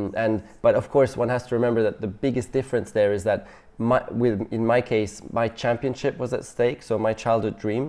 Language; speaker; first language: English; non-native, fluent; German